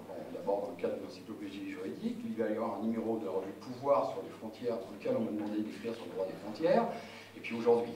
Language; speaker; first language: French; native; French